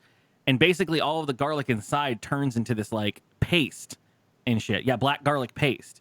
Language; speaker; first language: English; native; English